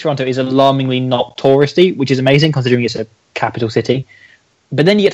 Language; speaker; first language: English; native; English